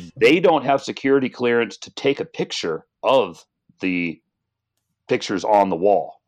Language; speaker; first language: English; native; English